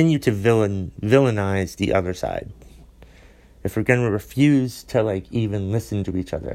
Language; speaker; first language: English; native; English